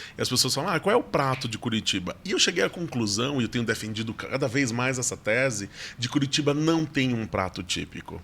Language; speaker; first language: Portuguese; native; Portuguese